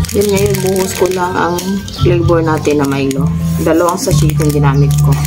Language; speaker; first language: Filipino; non-native, local second language; Cebuano